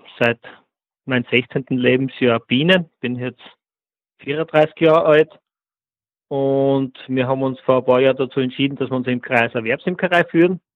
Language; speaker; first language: German; native; German